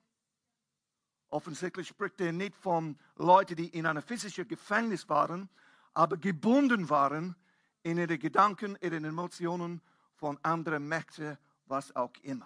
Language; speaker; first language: German; non-native, fluent; English